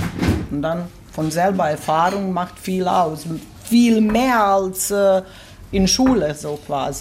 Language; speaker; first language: German; non-native, learner; Bosnian